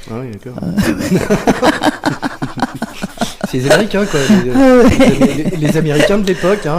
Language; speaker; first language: French; native; French